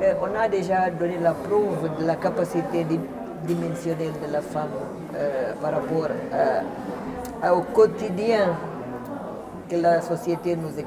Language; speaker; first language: French; non-native, fluent; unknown